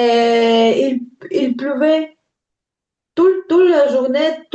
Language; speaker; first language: French; non-native, learner; Ukrainian